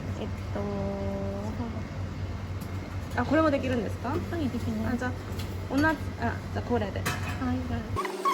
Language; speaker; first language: Japanese; non-native, fluent; Korean